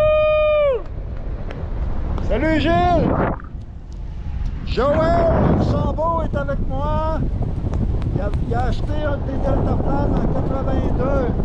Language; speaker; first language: French; native; French